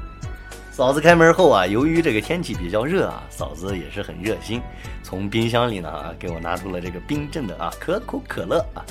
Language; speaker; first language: Chinese; native; Chinese